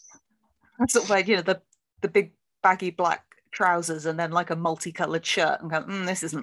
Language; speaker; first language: English; native; English